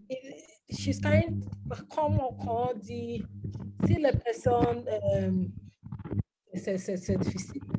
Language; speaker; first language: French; non-native, learner; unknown